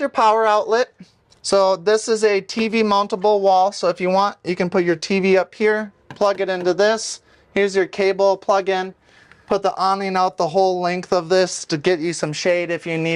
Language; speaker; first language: English; native; English